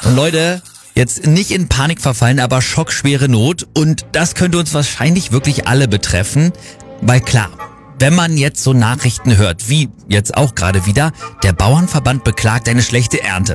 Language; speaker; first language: German; native; German